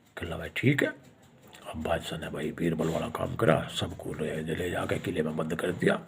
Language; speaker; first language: Hindi; native; Hindi